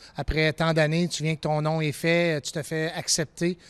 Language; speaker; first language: French; native; French